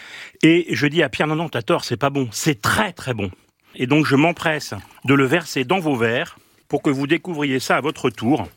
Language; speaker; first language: French; native; French